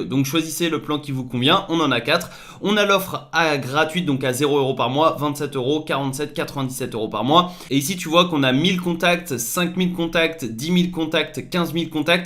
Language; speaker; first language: French; native; French